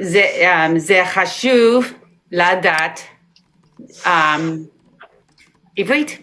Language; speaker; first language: Hebrew; non-native, learner; English